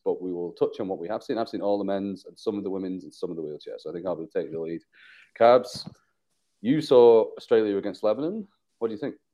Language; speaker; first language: English; native; English